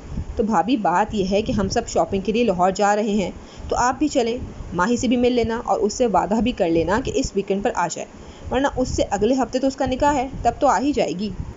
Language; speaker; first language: Urdu; native; Urdu